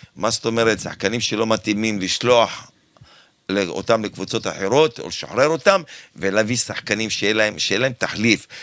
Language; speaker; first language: Hebrew; native; Hebrew